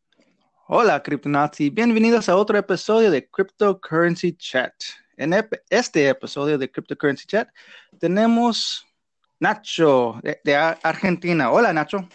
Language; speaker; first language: Spanish; non-native, learner; English